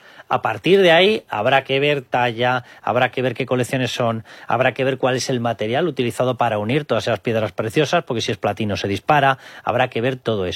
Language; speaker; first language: Spanish; native; Spanish